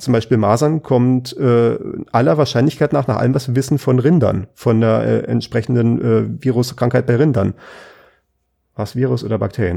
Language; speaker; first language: German; native; German